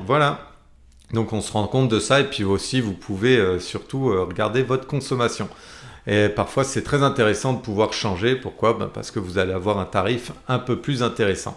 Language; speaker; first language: French; native; French